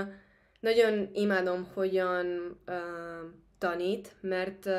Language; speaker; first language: Hungarian; non-native, fluent; Spanish